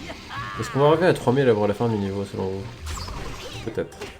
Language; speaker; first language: French; native; French